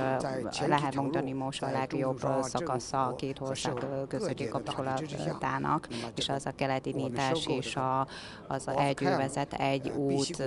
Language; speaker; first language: Hungarian; non-native, learner; Chinese